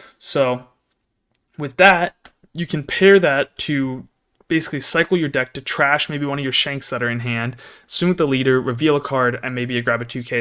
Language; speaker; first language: English; native; English